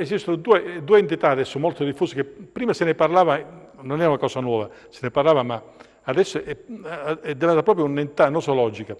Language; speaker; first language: Italian; native; Italian